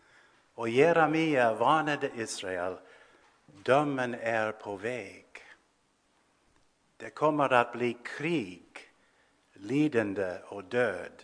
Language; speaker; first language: Swedish; non-native, fluent; English